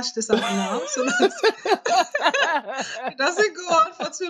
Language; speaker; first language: English; non-native, local second language; Yoruba